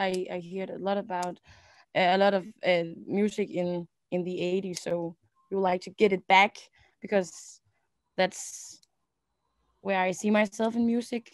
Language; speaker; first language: English; non-native, learner; Danish